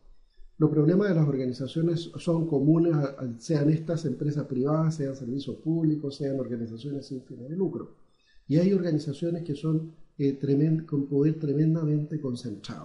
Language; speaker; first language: Spanish; native; Spanish